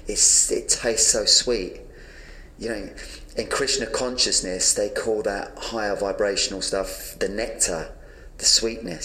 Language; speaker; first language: English; native; English